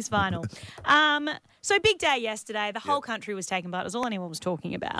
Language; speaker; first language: English; native; English